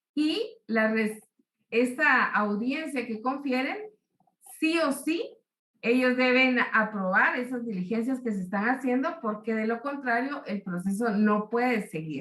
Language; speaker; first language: Spanish; native; Spanish